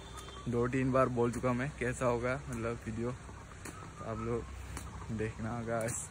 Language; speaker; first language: Hindi; non-native, local second language; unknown